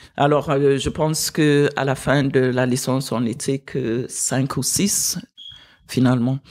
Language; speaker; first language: French; non-native, fluent; English